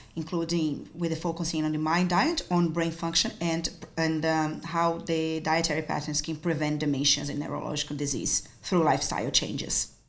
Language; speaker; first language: English; non-native, fluent; Portuguese